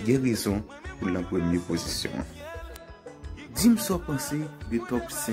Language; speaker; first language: French; non-native, learner; Haitian Creole